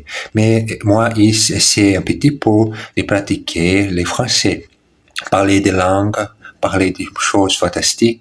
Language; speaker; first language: French; non-native, learner; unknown